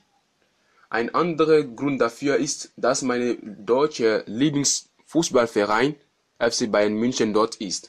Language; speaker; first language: German; non-native, fluent; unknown